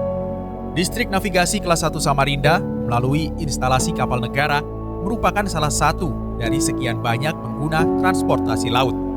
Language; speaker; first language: Indonesian; native; Indonesian